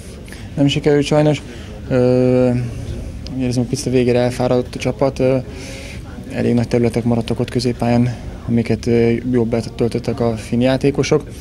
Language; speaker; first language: Hungarian; native; Hungarian